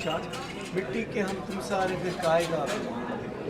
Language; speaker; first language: Hindi; native; Hindi